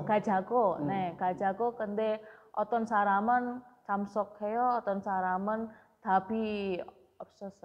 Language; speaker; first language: Korean; non-native, learner; Indonesian